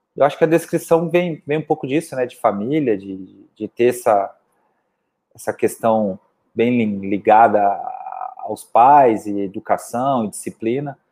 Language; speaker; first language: Portuguese; native; Portuguese